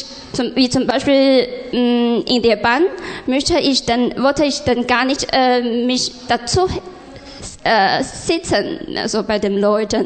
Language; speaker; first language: German; non-native, learner; Chinese